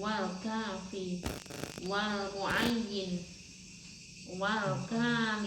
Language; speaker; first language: Arabic; non-native, learner; Indonesian